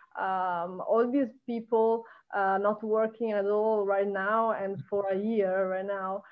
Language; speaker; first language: English; non-native, fluent; Italian